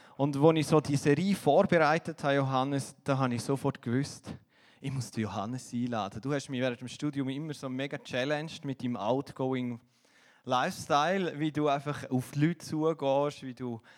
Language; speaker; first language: German; native; German